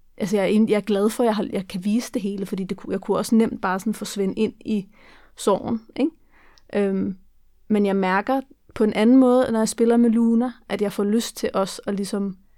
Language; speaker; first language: Danish; early bilingual, other home language; Kurdish